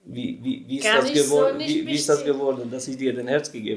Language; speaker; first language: German; non-native, learner; Albanian